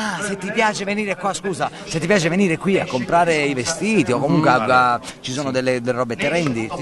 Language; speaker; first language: Italian; native; Italian